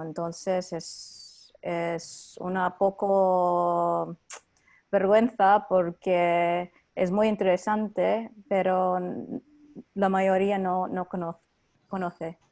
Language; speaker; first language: Spanish; non-native, learner; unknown